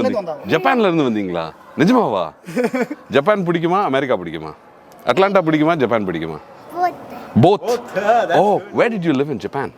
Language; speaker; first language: Tamil; native; Tamil